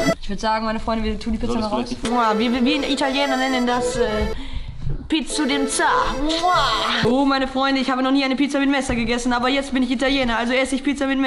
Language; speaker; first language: German; native; German